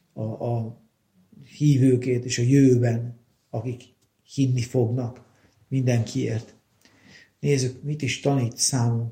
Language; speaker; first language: Hungarian; native; Hungarian